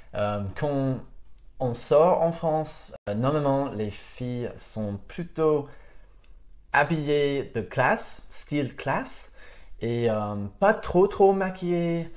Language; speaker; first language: French; non-native, fluent; English